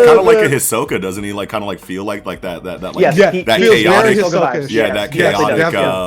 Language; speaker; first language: English; native; English